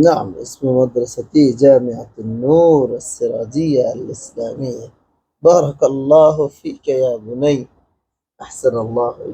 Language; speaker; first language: Arabic; non-native, fluent; Bangla